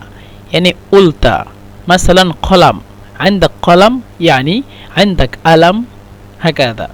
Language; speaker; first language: Arabic; non-native, fluent; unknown